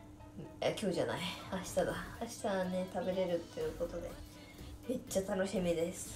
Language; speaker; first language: Japanese; native; Japanese